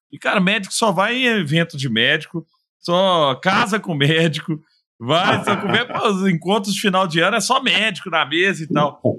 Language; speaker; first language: Portuguese; native; Portuguese